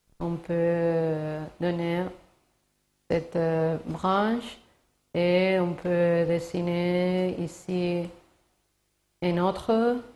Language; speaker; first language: French; non-native, learner; Spanish